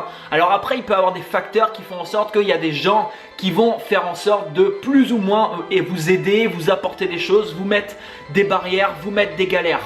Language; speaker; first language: French; native; French